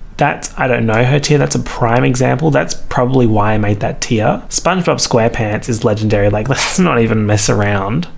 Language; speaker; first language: English; native; English